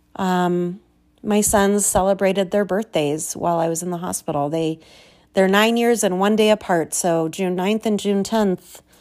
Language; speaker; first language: English; native; English